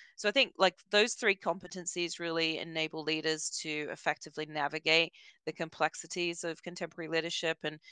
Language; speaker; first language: English; native; English